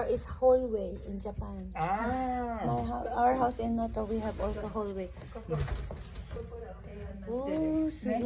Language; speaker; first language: English; non-native, learner; Japanese